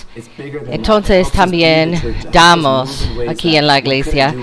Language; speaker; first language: Spanish; non-native, fluent; English